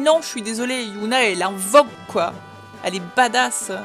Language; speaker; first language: French; native; French